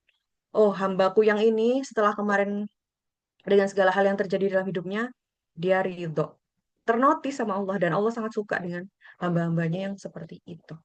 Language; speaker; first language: Indonesian; native; Indonesian